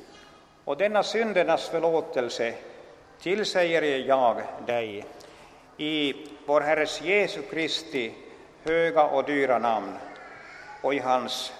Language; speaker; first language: Swedish; non-native, local second language; Finnish